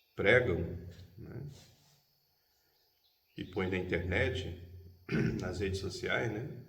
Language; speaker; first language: Portuguese; native; Portuguese